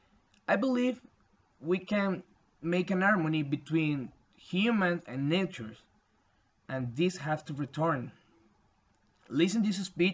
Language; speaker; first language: English; non-native, learner; Spanish